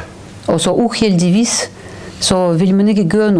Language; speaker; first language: Danish; non-native, fluent; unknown